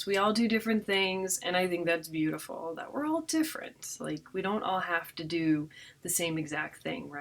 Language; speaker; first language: English; native; English